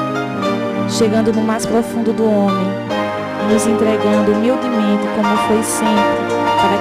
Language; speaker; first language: Portuguese; native; Portuguese